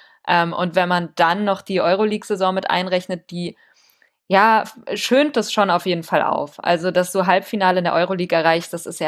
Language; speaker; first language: German; native; German